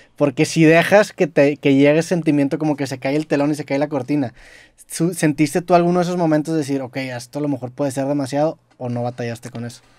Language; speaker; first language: Spanish; native; Spanish